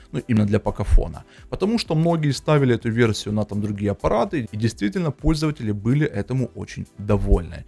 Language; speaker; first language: Russian; native; Russian